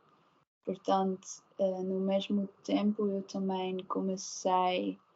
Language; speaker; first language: Portuguese; non-native, learner; Dutch